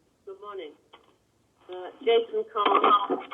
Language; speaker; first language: English; native; English